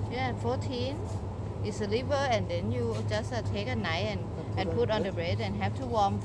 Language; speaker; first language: English; non-native, learner; Thai